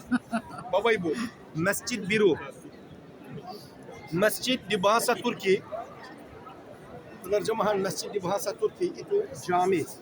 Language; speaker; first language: Indonesian; non-native, learner; Turkish